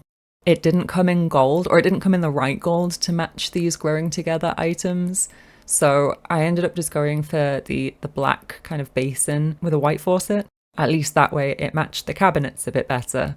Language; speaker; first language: English; native; English